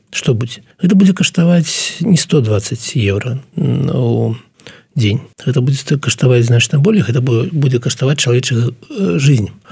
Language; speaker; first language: Belarusian; non-native, local second language; Russian